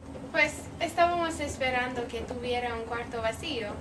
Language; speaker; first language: Spanish; non-native, learner; English